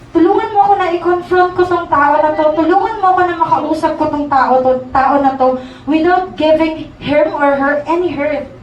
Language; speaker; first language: Filipino; native; Filipino